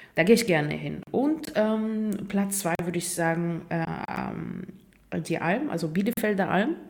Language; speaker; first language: German; non-native, fluent; Russian